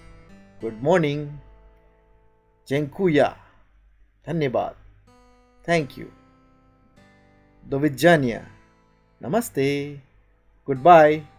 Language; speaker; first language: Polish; non-native, learner; Nepali